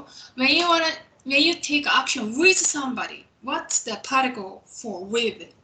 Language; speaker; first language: English; non-native, fluent; Japanese